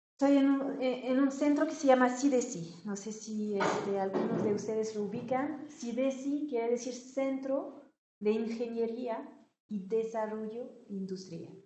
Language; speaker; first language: Spanish; non-native, fluent; French